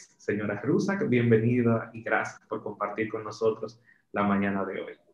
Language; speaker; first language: Spanish; native; Spanish